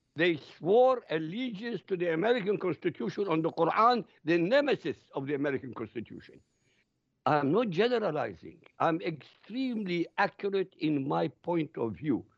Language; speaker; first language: English; non-native, fluent; Arabic